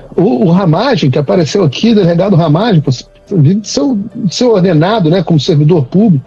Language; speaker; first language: Portuguese; native; Portuguese